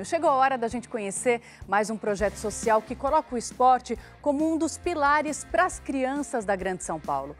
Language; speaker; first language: Portuguese; native; Portuguese